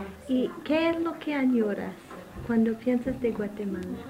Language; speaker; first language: Spanish; non-native, fluent; English